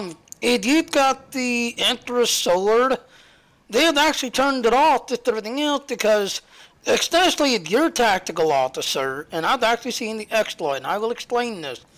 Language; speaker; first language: English; native; English